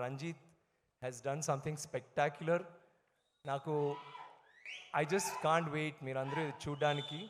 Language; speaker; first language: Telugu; non-native, learner; Tamil